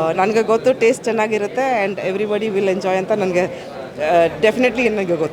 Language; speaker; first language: Kannada; non-native, fluent; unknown